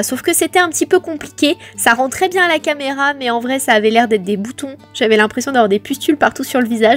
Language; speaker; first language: French; native; French